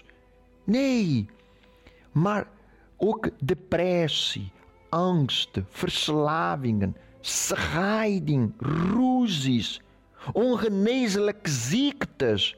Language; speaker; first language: Dutch; non-native, fluent; Portuguese